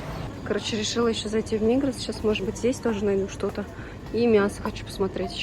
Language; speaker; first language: Russian; native; Russian